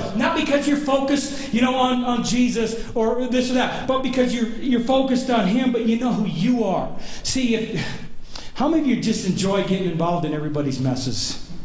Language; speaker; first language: English; native; English